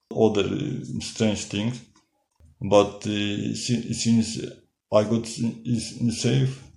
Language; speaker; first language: English; non-native, learner; Polish